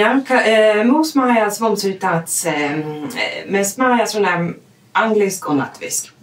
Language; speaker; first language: Latvian; early bilingual, heritage; Latvian